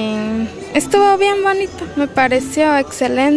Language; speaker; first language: Spanish; native; Spanish